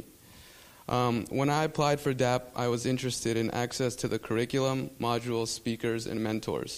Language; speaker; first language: English; early bilingual, other home language; Spanish